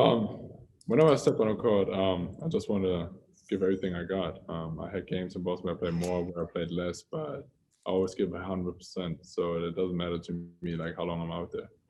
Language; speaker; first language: English; non-native, fluent; German